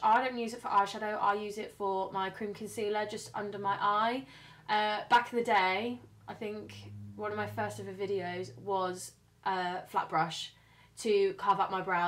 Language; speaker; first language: English; native; English